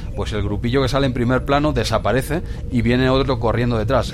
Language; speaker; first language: Spanish; native; Spanish